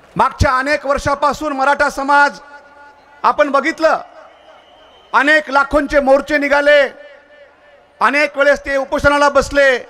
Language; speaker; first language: Marathi; non-native, local second language; Lambadi